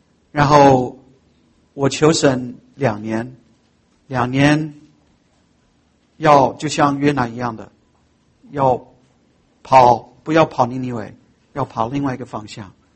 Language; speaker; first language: Chinese; non-native, fluent; English